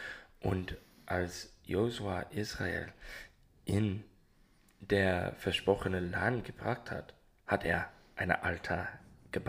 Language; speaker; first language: German; non-native, learner; English